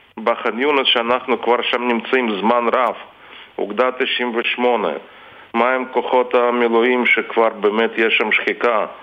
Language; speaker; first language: Hebrew; non-native, fluent; Russian